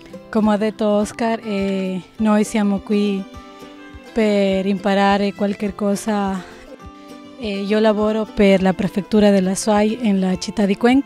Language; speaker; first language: Italian; non-native, learner; Spanish